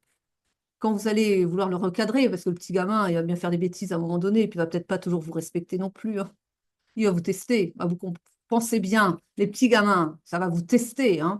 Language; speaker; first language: French; native; French